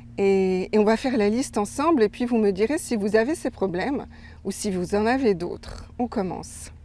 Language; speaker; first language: French; native; French